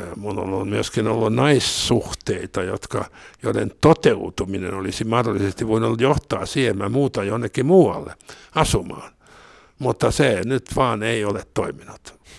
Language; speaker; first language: Finnish; non-native, local second language; Swedish